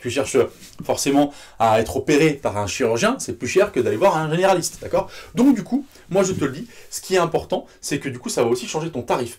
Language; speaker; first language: French; native; French